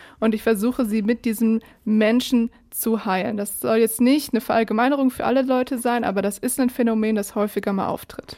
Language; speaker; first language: German; native; German